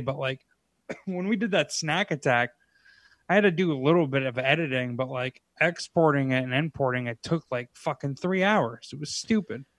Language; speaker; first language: English; native; English